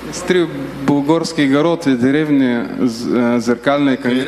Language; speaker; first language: Russian; non-native, learner; Bulgarian